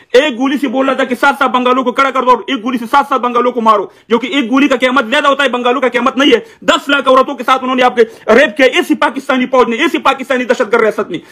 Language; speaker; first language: Urdu; non-native, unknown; Pashto